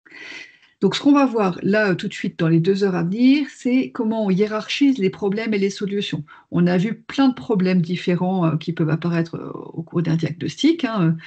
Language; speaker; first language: French; native; French